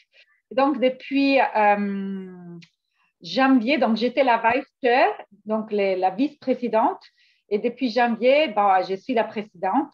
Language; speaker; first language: French; non-native, fluent; Italian